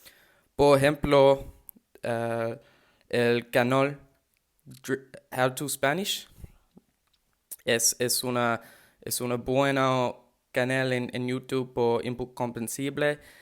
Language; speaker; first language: Spanish; non-native, learner; English